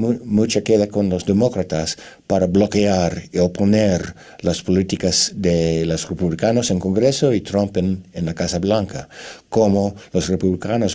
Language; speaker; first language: Spanish; non-native, fluent; English